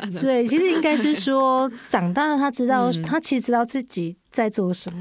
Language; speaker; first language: Chinese; native; Chinese